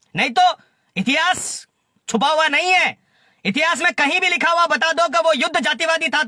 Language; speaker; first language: Hindi; native; Hindi